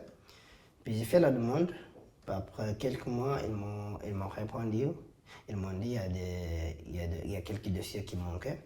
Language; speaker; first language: French; non-native, fluent; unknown